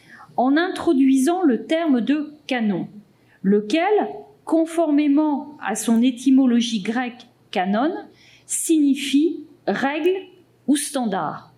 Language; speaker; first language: French; native; French